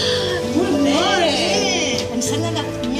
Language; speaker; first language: Catalan; non-native, learner; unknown